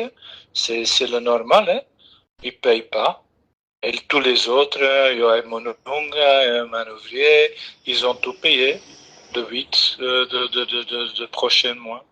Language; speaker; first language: French; non-native, fluent; Dutch